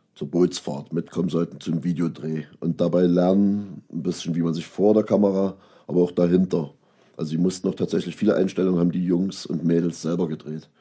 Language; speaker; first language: German; native; German